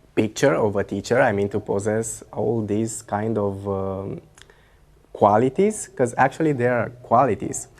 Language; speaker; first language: English; non-native, fluent; Romanian